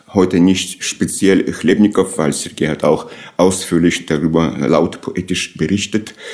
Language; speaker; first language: German; non-native, fluent; Russian